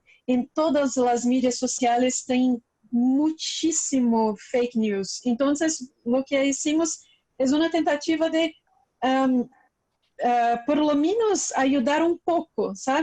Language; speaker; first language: Spanish; non-native, fluent; Portuguese